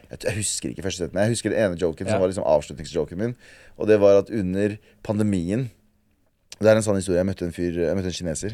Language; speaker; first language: Norwegian; early bilingual, other home language; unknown